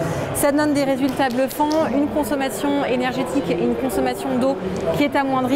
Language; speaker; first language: French; native; French